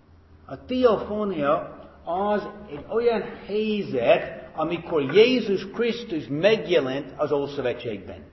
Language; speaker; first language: Hungarian; non-native, fluent; English